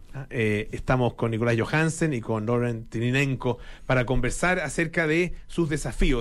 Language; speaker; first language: Spanish; native; Spanish